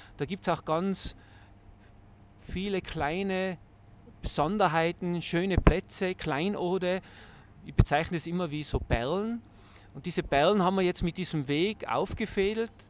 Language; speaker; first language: German; native; German